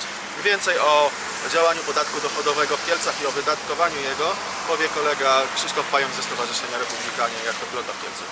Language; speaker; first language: Polish; native; Polish